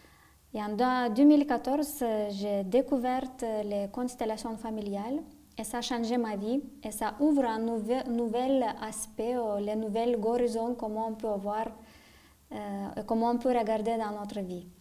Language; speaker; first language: French; non-native, fluent; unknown